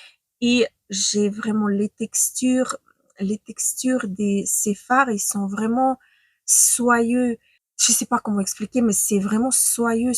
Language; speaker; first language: French; non-native, fluent; Ukrainian